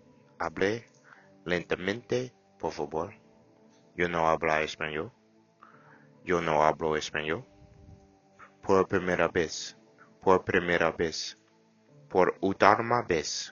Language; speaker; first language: Spanish; non-native, learner; English